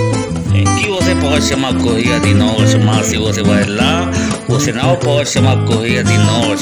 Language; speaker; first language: Portuguese; non-native, learner; Hindi